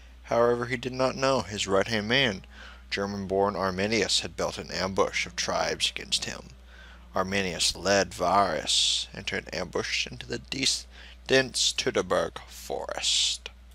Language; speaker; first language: English; native; English